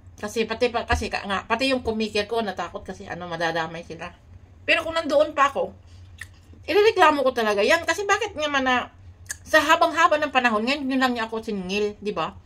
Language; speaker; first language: Filipino; native; Filipino